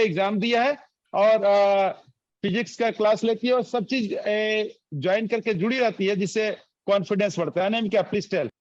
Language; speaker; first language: Hindi; native; Hindi